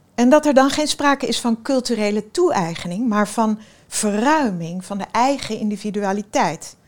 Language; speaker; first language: Dutch; early bilingual, other home language; Swedish